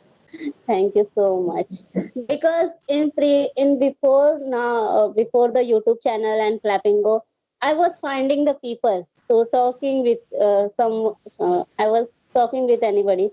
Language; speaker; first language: English; non-native, learner; Hindi